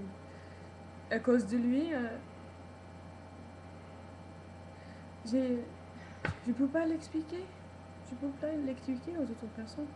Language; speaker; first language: French; non-native, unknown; English